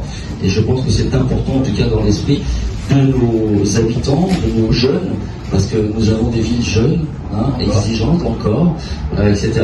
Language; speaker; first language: French; native; French